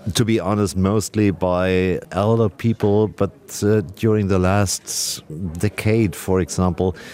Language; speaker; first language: English; non-native, fluent; German